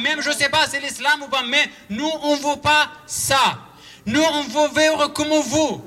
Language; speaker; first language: French; non-native, learner; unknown